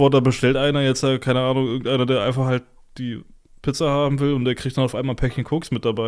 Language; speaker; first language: German; native; German